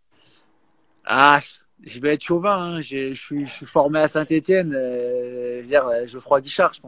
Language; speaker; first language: French; native; French